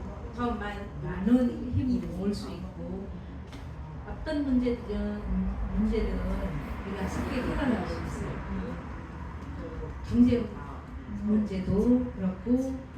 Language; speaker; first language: Korean; non-native, fluent; Nepali